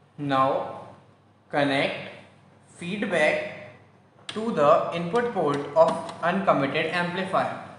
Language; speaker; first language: English; non-native, local second language; Hindi